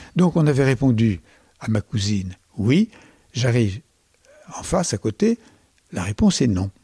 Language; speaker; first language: French; native; French